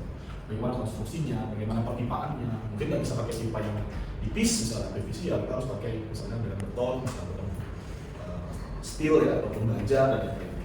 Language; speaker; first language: Indonesian; native; Indonesian